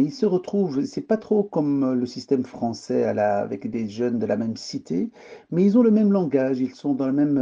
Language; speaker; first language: French; early bilingual, other home language; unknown